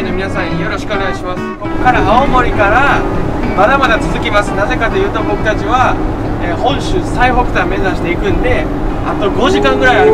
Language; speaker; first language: Japanese; native; Japanese